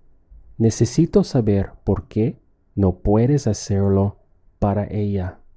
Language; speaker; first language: Spanish; non-native, fluent; English